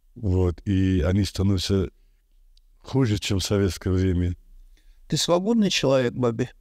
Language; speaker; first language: Russian; non-native, local second language; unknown